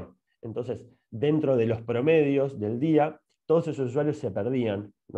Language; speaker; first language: Spanish; native; Spanish